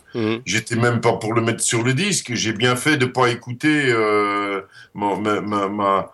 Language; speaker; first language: French; non-native, fluent; Dutch